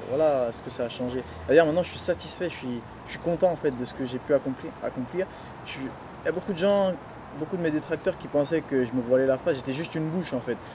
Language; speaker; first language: French; early bilingual, other home language; Duala